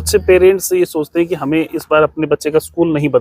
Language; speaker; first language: Hindi; native; Hindi